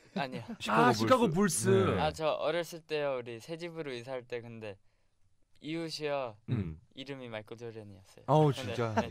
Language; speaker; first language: Korean; non-native, fluent; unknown